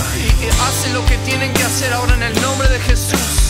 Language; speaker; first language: Spanish; native; Spanish